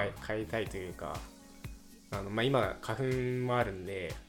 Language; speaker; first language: Japanese; native; Japanese